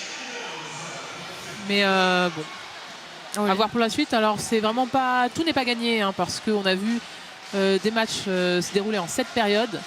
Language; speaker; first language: French; native; French